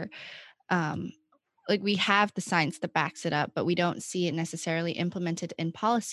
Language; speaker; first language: English; non-native, local second language; Cantonese